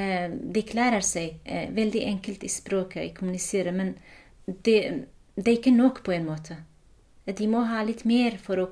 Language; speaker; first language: Norwegian; non-native, fluent; Kurdish